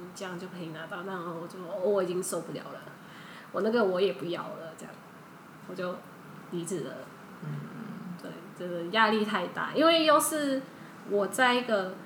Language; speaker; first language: Chinese; early bilingual, heritage; Chinese